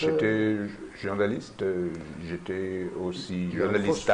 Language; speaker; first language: French; non-native, learner; German